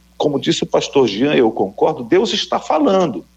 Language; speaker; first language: Portuguese; native; Portuguese